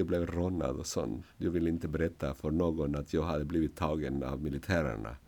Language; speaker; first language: Swedish; non-native, fluent; Spanish